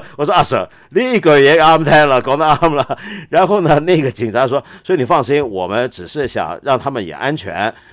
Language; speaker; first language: Chinese; non-native, local second language; Cantonese